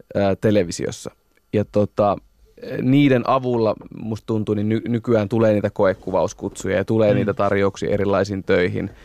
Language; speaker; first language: Finnish; native; Finnish